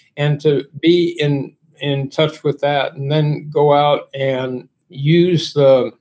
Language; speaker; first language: English; native; English